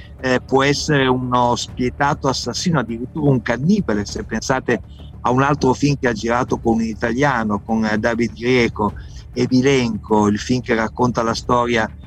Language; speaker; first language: Italian; native; Italian